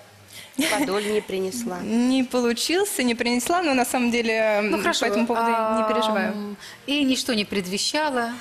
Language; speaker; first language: Russian; native; Russian